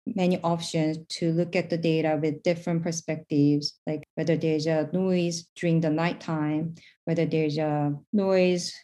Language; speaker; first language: English; non-native, fluent; Korean